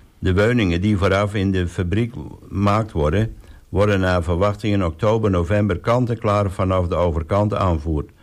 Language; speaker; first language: Dutch; native; Dutch